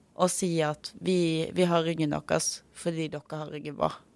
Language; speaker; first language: Norwegian; native; Norwegian